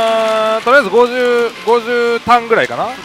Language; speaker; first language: Japanese; native; Japanese